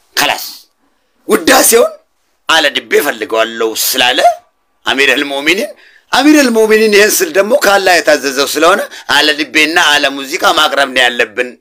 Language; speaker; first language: Amharic; non-native, local second language; Oromo